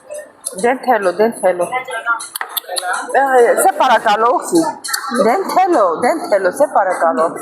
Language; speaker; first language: Greek; non-native, learner; Armenian